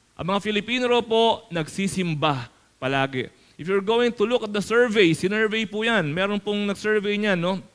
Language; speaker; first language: Filipino; native; Filipino